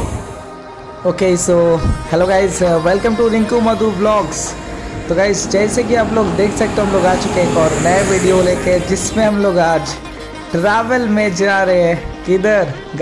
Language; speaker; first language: Hindi; non-native, local second language; Bangla